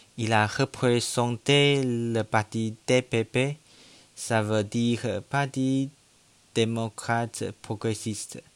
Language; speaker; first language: French; non-native, learner; Chinese